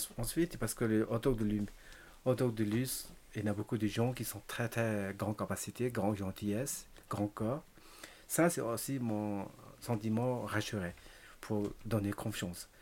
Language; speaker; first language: French; non-native, learner; Tibetan